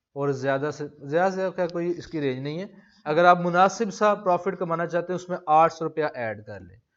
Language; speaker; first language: Urdu; non-native, local second language; Punjabi